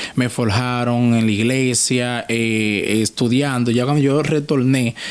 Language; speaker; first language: Spanish; native; Spanish